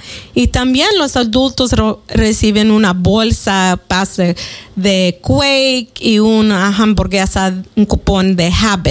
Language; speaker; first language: Spanish; early bilingual, heritage; Spanish